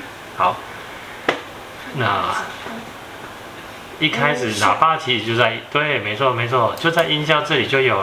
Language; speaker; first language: Chinese; native; Chinese